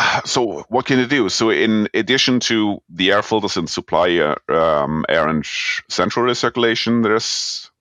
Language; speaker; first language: English; non-native, fluent; German